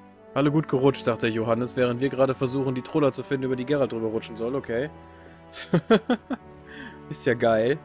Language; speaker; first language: German; native; German